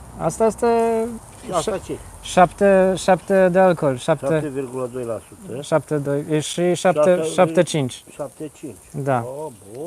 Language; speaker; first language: Romanian; non-native, learner; Polish